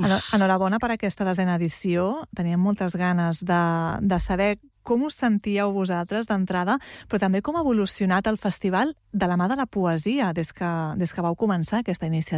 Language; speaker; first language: Catalan; native; Catalan